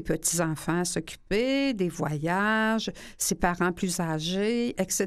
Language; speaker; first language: French; native; French